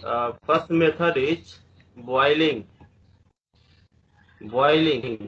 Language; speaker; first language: English; non-native, learner; Hindi